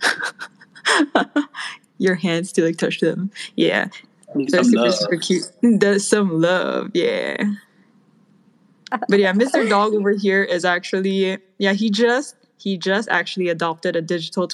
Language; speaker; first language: English; non-native, local second language; Filipino